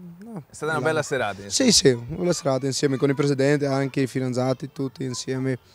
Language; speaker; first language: Italian; non-native, learner; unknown